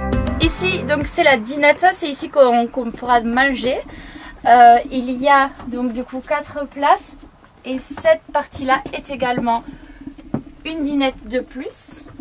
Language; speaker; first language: French; native; French